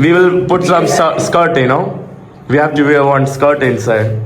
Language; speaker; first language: English; non-native, local second language; Malayalam